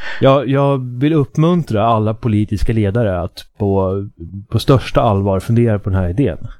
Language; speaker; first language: Swedish; native; Swedish